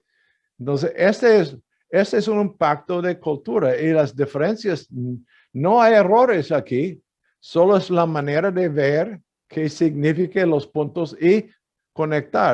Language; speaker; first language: Spanish; non-native, fluent; English